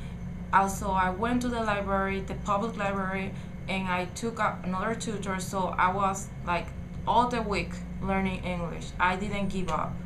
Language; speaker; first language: English; non-native, learner; Spanish